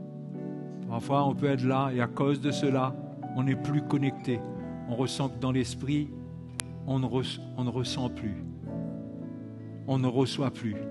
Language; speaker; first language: French; native; French